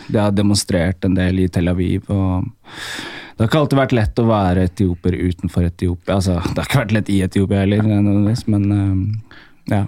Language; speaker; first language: Norwegian; early bilingual, other home language; Amharic